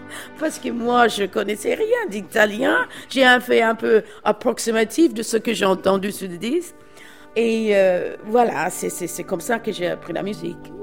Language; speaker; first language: French; non-native, fluent; English